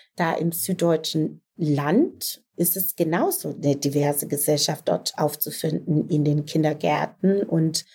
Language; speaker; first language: German; native; German